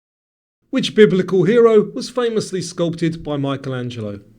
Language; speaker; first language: English; native; English